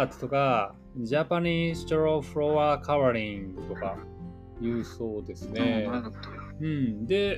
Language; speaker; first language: Japanese; native; Japanese